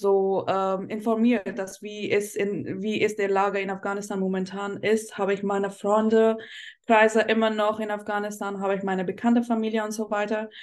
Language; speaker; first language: German; non-native, fluent; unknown